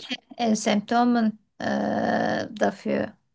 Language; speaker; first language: German; non-native, learner; Turkish